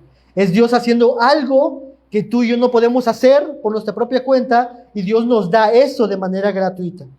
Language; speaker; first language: Spanish; native; Spanish